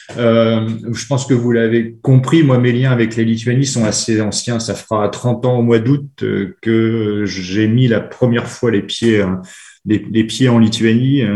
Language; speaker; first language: French; native; French